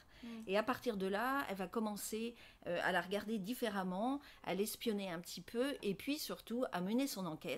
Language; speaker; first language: French; native; French